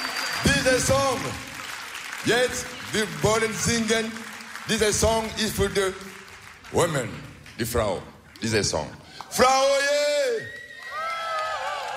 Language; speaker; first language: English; non-native, learner; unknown